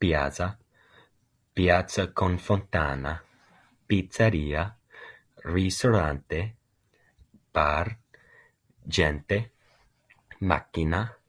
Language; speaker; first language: Italian; non-native, learner; English